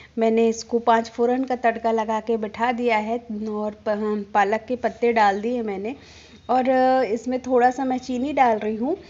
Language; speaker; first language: Hindi; non-native, local second language; Bangla